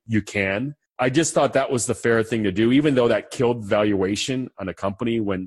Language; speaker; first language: English; native; English